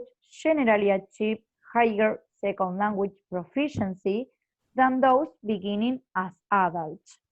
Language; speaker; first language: English; non-native, fluent; Spanish